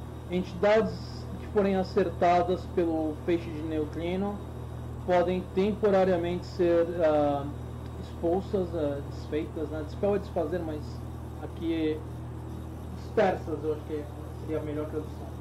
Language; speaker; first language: Portuguese; native; Portuguese